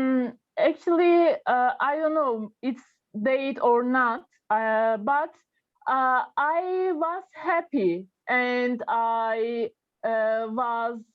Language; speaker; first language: English; non-native, learner; Turkish